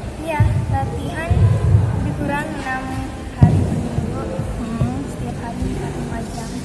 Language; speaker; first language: Indonesian; early bilingual, heritage; Indonesian